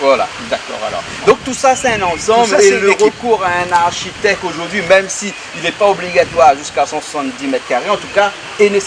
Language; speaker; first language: French; native; French